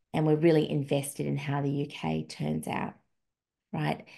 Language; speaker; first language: English; native; English